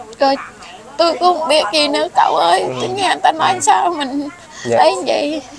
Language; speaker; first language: Vietnamese; non-native, local second language; Khmer